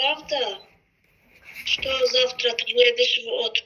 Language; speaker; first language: Russian; non-native, learner; Azerbaijani